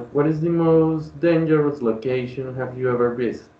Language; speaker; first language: English; non-native, learner; Spanish